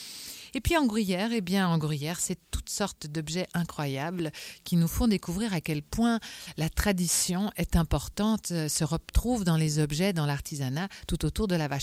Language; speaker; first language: French; native; French